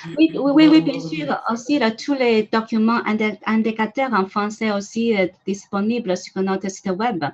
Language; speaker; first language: French; non-native, learner; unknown